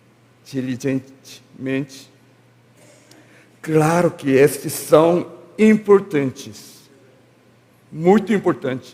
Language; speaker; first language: Portuguese; non-native, learner; Korean